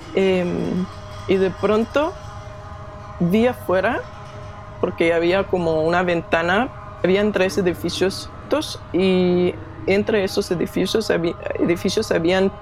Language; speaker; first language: Spanish; non-native, fluent; Danish